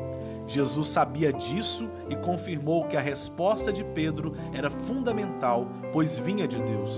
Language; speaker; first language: Portuguese; native; Portuguese